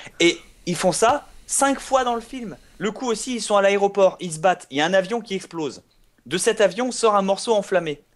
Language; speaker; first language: French; native; French